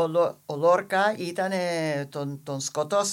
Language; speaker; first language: Greek; non-native, learner; English